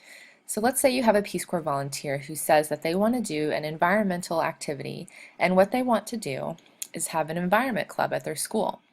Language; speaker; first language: English; native; English